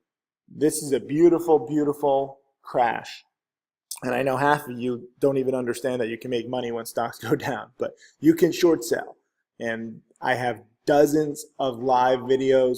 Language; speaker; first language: English; native; English